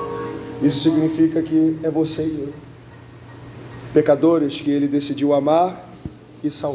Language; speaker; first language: Portuguese; native; Portuguese